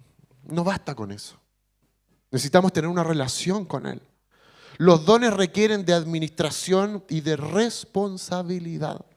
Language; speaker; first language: Spanish; native; Spanish